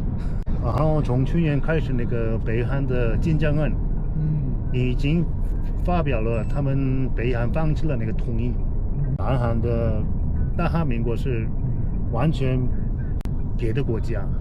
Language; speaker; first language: Chinese; non-native, fluent; Korean